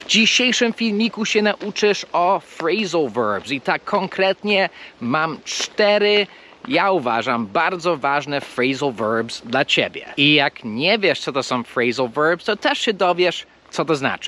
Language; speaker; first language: Polish; non-native, fluent; English